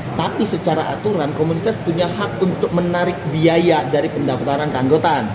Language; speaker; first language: Indonesian; native; Indonesian